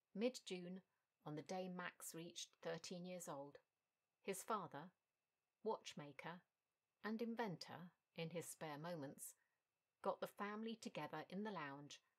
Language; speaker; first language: English; native; English